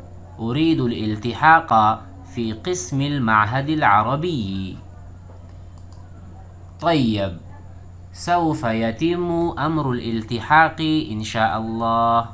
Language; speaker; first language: Arabic; non-native, fluent; Urdu